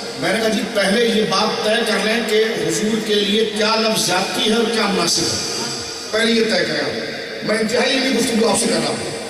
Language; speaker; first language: Urdu; native; Urdu